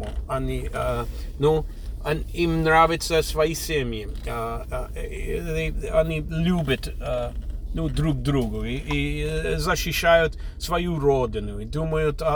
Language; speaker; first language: Russian; non-native, fluent; English